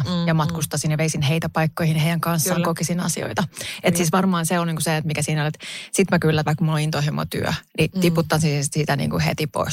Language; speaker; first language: Finnish; native; Finnish